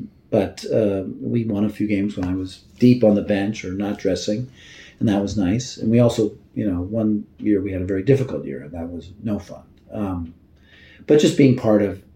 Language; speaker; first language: English; native; English